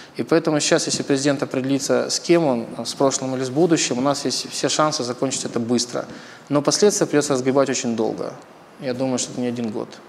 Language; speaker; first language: Russian; native; Russian